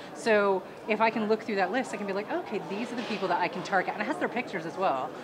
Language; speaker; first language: English; native; English